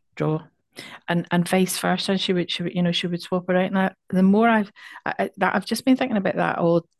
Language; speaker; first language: English; native; English